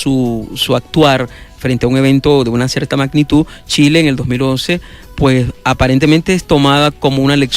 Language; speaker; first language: Spanish; native; Spanish